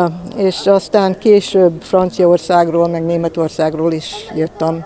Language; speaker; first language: Hungarian; early bilingual, heritage; Hungarian